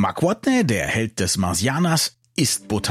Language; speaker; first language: German; native; German